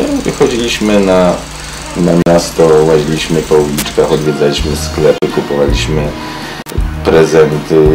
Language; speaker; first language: Polish; native; Polish